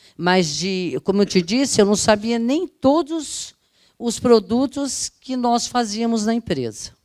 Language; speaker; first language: Portuguese; early bilingual, other home language; Italian